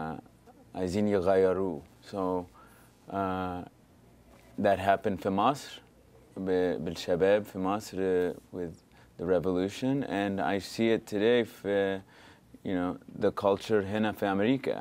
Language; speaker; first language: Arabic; early bilingual, heritage; English